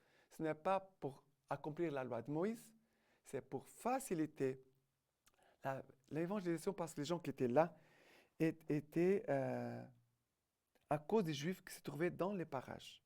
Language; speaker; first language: French; non-native, fluent; Portuguese